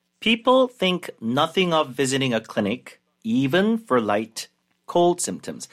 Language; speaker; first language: English; non-native, fluent; Korean